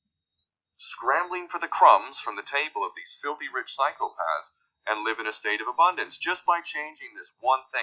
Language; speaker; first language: English; native; English